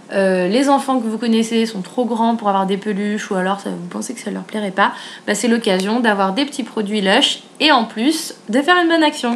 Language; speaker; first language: French; native; French